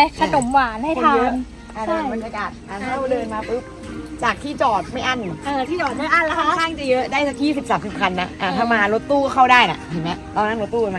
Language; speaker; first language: Thai; native; Thai